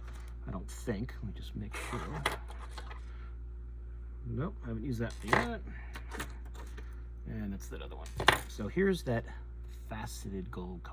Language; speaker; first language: English; native; English